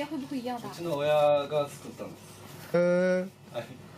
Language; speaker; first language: Japanese; non-native, fluent; Chinese